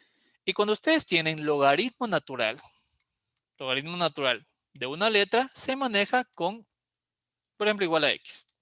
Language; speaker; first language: Spanish; native; Spanish